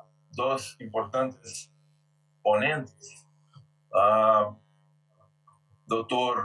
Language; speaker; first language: Spanish; non-native, fluent; Portuguese